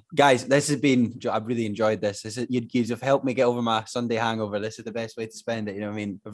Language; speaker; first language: English; native; English